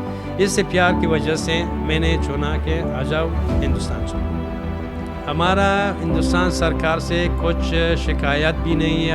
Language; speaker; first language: Hindi; non-native, fluent; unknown